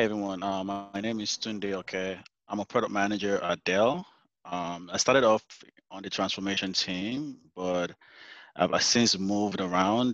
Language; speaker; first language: English; non-native, local second language; Yoruba